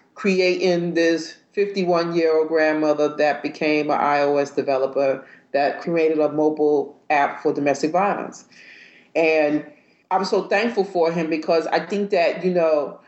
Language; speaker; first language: English; native; English